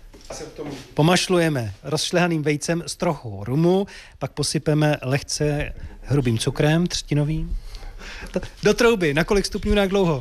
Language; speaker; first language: Czech; native; Czech